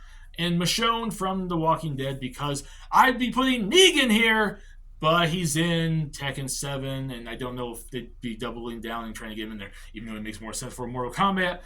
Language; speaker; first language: English; native; English